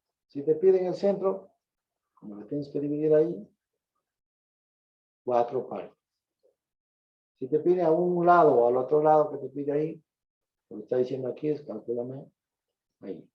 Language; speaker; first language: Spanish; native; Spanish